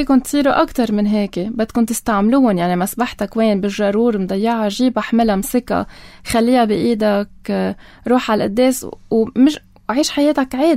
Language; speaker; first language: Arabic; native; Arabic